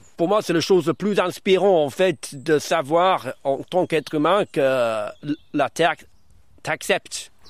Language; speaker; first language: French; early bilingual, other home language; English